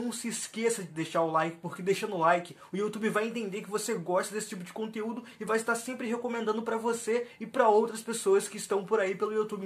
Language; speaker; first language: Portuguese; native; Portuguese